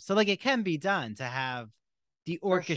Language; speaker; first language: English; native; English